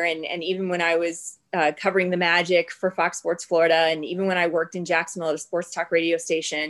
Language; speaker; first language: English; native; English